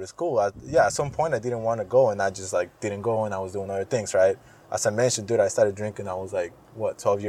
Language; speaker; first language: English; non-native, fluent; Spanish